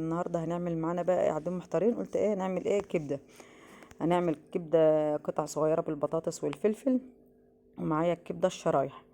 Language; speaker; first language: Arabic; native; Arabic